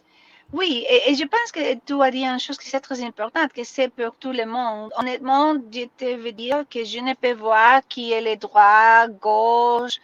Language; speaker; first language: French; non-native, learner; Spanish